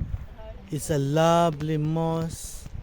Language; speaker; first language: English; non-native, local second language; Filipino